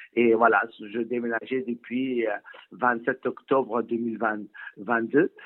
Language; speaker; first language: French; non-native, fluent; Persian